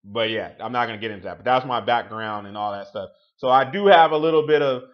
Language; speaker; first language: English; native; English